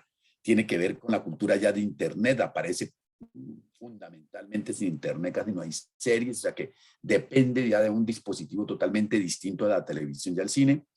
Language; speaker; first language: Spanish; native; Spanish